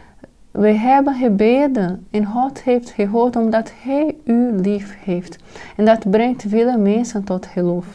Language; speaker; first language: Dutch; non-native, fluent; Portuguese